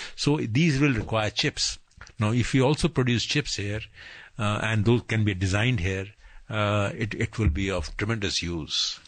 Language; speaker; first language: English; non-native, local second language; Bangla